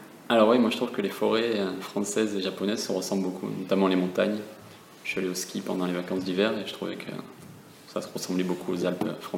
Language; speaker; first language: French; native; French